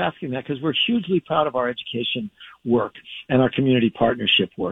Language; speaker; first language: English; native; English